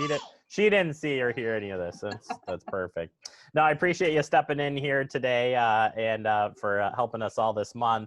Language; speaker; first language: English; native; English